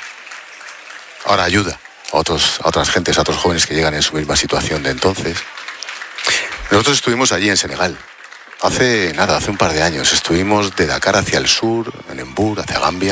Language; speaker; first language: Spanish; native; Spanish